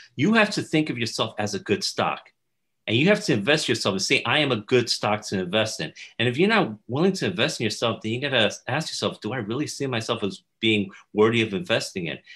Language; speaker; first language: English; native; English